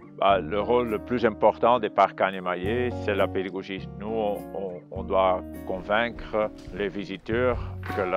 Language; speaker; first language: French; non-native, fluent; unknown